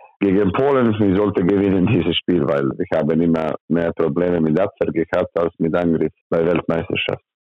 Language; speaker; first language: German; non-native, learner; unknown